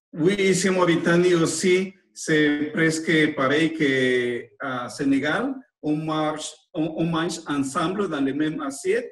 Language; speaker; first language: French; non-native, fluent; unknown